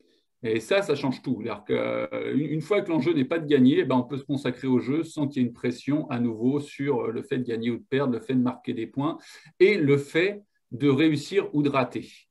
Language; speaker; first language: French; native; French